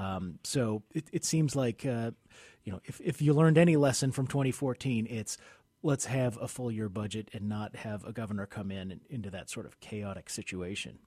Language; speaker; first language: English; native; English